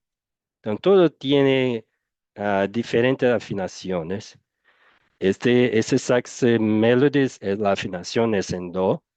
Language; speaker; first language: Spanish; non-native, fluent; Portuguese